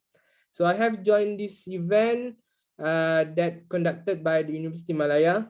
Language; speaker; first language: English; non-native, local second language; Malay